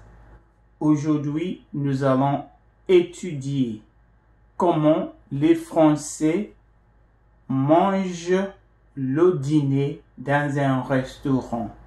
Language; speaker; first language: French; non-native, fluent; English